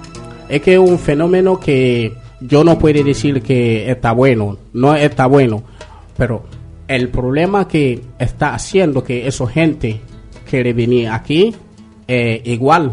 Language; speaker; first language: Spanish; non-native, learner; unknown